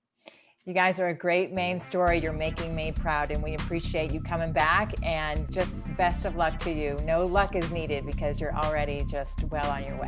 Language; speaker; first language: English; native; English